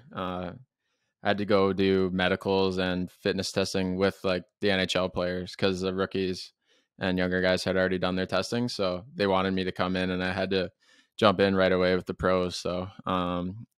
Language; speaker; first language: English; native; English